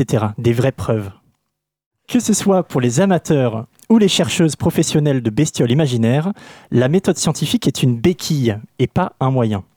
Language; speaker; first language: French; native; French